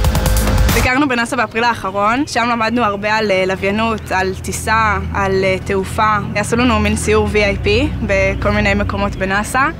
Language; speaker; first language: Hebrew; native; Hebrew